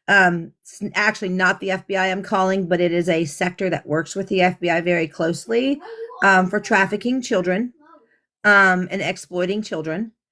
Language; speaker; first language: English; native; English